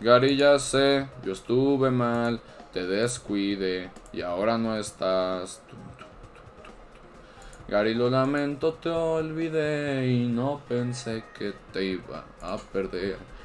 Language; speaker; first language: Spanish; native; Spanish